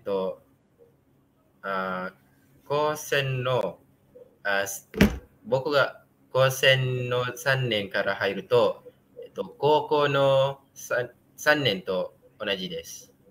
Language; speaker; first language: Japanese; non-native, fluent; Malay